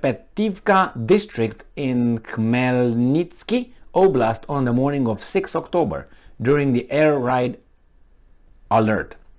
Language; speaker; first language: English; non-native, fluent; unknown